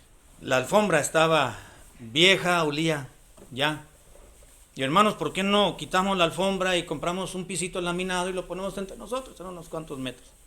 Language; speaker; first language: Spanish; native; Spanish